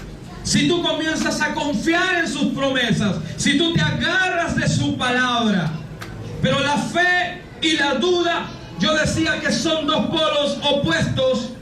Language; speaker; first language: Spanish; native; Spanish